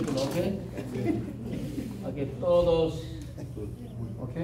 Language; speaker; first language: Spanish; non-native, learner; Korean